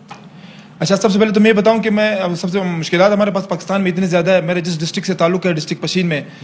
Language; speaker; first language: Urdu; native; Urdu